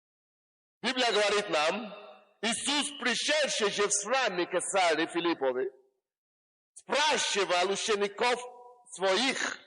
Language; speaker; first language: Russian; non-native, fluent; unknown